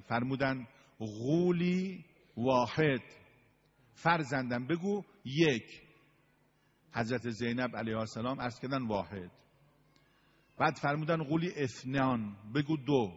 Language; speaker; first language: Persian; native; Persian